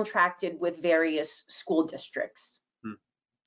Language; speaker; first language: English; native; English